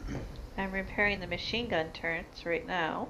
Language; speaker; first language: English; native; English